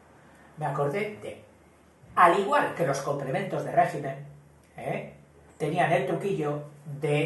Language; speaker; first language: Spanish; native; Spanish